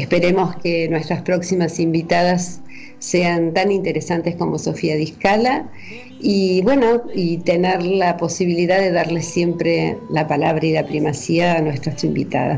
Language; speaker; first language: Spanish; native; Spanish